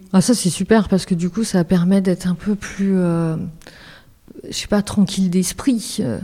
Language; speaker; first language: French; native; French